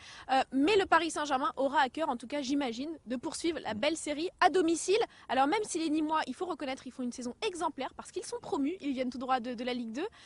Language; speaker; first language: French; native; French